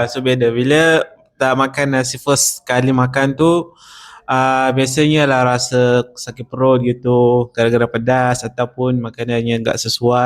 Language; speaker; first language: Indonesian; non-native, learner; Arabic